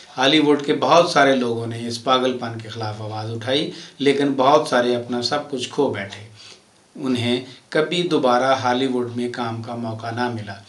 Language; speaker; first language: Urdu; non-native, local second language; Punjabi